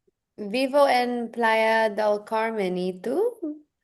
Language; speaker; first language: Spanish; non-native, learner; English